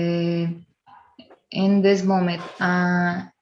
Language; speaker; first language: English; non-native, learner; Portuguese